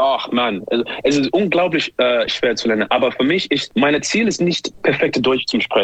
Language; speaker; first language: German; non-native, learner; English